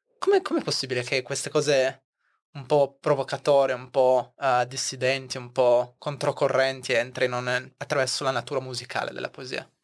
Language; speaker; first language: Italian; native; Italian